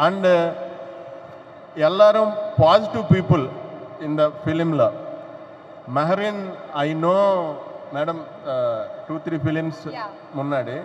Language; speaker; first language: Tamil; non-native, learner; Telugu